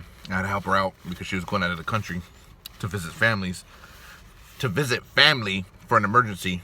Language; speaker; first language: English; native; English